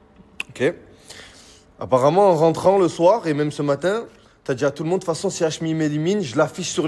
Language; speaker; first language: French; native; French